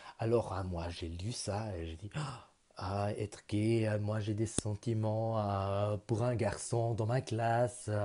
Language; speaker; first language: French; non-native, local second language; German